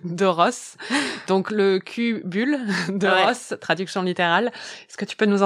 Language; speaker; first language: French; native; French